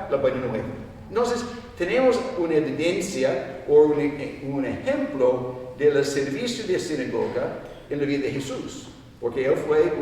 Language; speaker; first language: Spanish; non-native, fluent; English